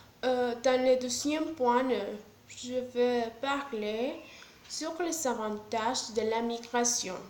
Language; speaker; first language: French; non-native, learner; Spanish